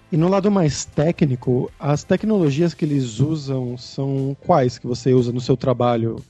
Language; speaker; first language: Portuguese; native; Portuguese